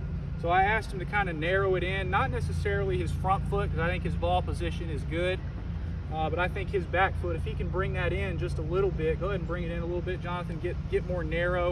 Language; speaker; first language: English; native; English